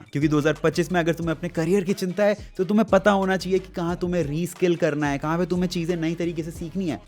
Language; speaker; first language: Hindi; native; Hindi